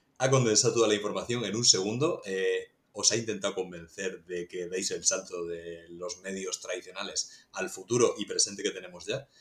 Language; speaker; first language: Spanish; native; Spanish